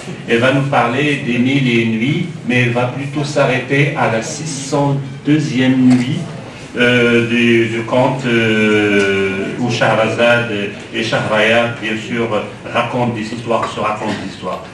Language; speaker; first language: French; non-native, local second language; Arabic